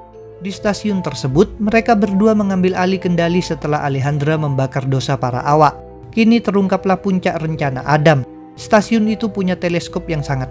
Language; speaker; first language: Indonesian; native; Indonesian